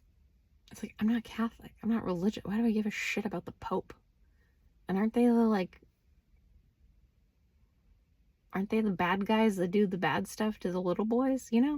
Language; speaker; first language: English; native; English